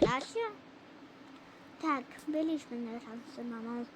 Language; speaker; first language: Polish; early bilingual, heritage; Polish